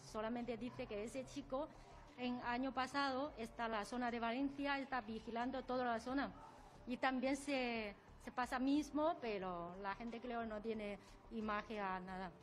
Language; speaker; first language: Spanish; non-native, learner; Chinese